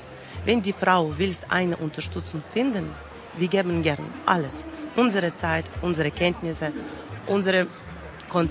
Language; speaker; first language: German; non-native, learner; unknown